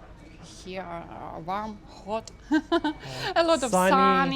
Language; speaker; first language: English; non-native, learner; Russian